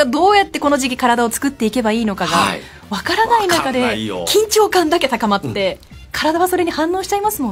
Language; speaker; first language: Japanese; native; Japanese